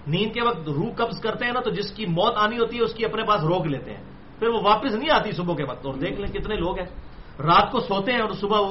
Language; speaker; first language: Urdu; non-native, local second language; Punjabi